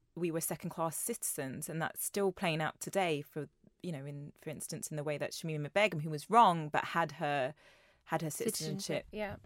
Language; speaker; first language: English; native; English